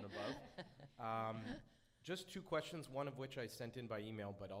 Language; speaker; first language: English; native; English